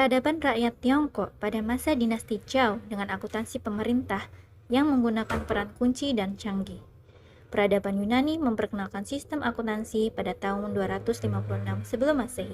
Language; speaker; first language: Indonesian; native; Indonesian